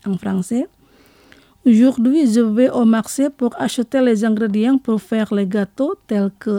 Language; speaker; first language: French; non-native, local second language; Indonesian